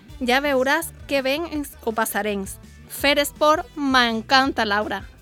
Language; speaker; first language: Catalan; non-native, learner; Spanish